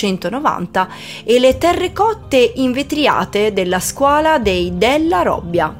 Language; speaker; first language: Italian; native; Italian